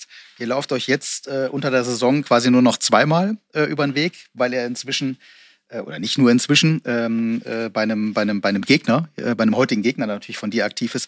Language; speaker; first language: German; native; German